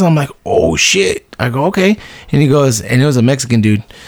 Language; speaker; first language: English; early bilingual, other home language; Spanish